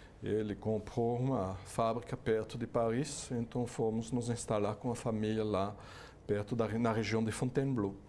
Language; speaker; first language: Portuguese; non-native, fluent; French